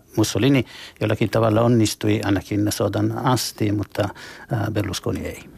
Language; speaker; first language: Finnish; non-native, fluent; Italian